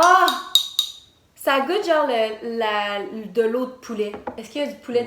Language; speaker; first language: French; native; French